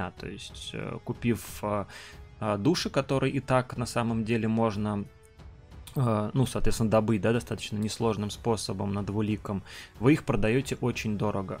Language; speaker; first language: Russian; native; Russian